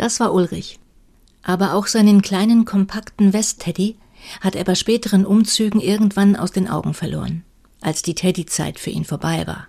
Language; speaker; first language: German; native; German